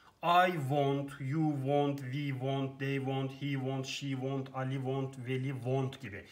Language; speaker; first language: English; non-native, fluent; Turkish